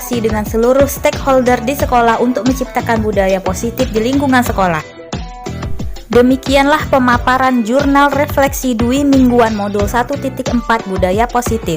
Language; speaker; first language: Indonesian; native; Indonesian